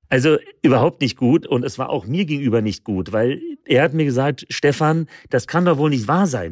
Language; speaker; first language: German; native; German